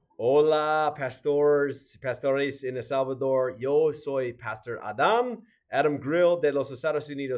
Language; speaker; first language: Spanish; non-native, learner; English